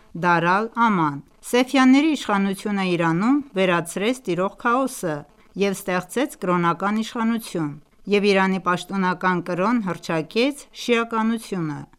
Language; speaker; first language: Armenian; early bilingual, heritage; Armenian